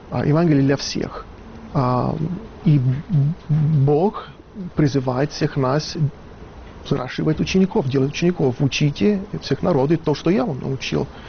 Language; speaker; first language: Russian; non-native, fluent; Italian